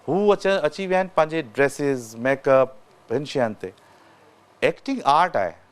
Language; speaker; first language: Sindhi; native; Sindhi